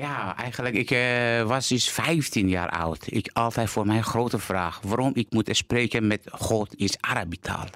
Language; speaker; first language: Dutch; non-native, learner; Persian